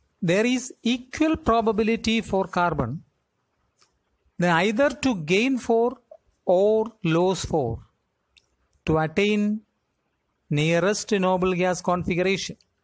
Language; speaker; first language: English; non-native, local second language; Malayalam